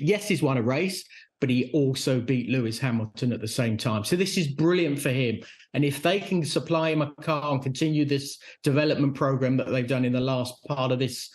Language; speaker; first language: English; native; English